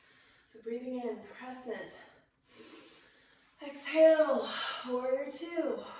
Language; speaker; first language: English; native; English